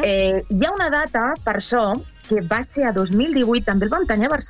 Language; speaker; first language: Catalan; native; Catalan